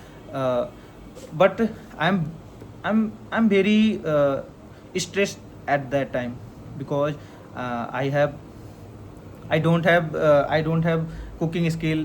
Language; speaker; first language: English; non-native, learner; Hindi